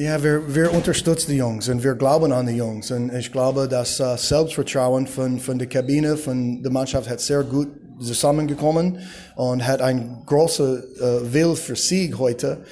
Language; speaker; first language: German; non-native, learner; English